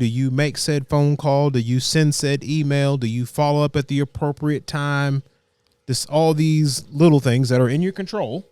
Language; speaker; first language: English; native; English